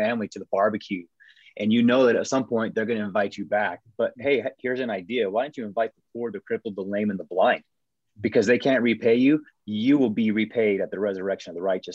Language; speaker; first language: English; native; English